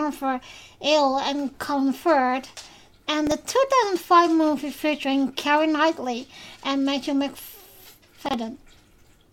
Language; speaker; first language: English; non-native, fluent; Dutch